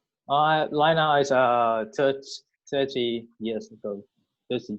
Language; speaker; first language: English; non-native, learner; Thai